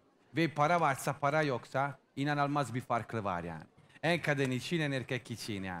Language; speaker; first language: Turkish; non-native, learner; English